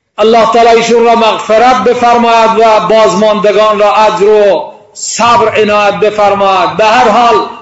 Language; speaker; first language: Persian; non-native, local second language; Baluchi